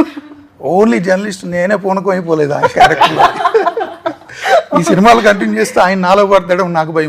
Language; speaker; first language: Telugu; native; Telugu